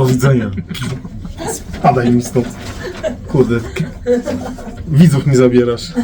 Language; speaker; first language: Polish; native; Polish